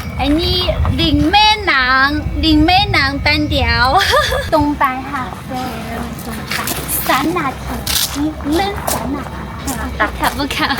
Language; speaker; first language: Thai; non-native, learner; Chinese